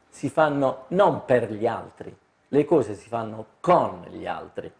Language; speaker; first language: Italian; native; Italian